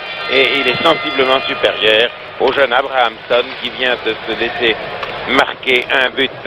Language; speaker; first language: French; native; French